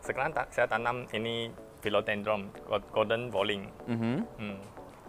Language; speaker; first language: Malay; non-native, local second language; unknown